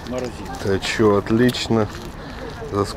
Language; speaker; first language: Russian; native; Russian